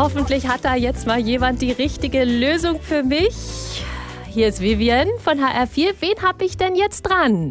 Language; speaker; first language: German; native; German